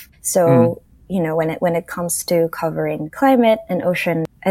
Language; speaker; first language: English; non-native, local second language; Filipino